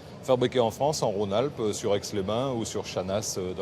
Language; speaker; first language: French; native; French